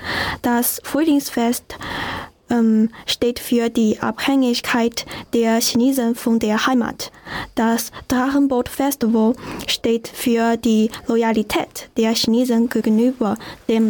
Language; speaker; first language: German; non-native, learner; Chinese